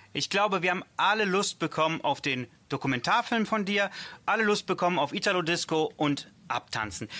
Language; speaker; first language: German; early bilingual, other home language; Italian